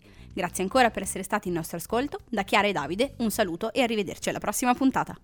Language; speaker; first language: Italian; native; Italian